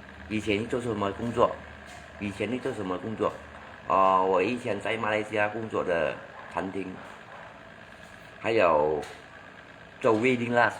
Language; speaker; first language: Chinese; non-native, learner; Hakka Chinese